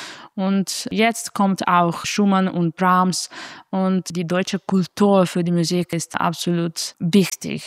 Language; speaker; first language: German; non-native, fluent; Italian